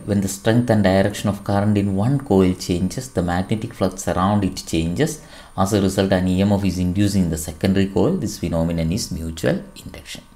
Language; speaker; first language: English; non-native, local second language; Malayalam